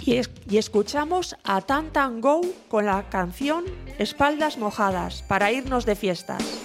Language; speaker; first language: Spanish; native; Spanish